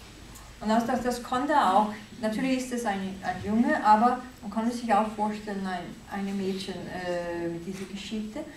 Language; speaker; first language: German; non-native, fluent; Danish